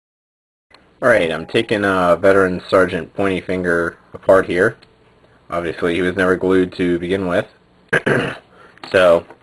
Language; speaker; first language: English; native; English